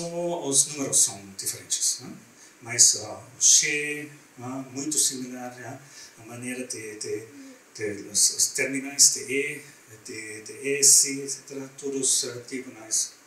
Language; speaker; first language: Portuguese; non-native, learner; German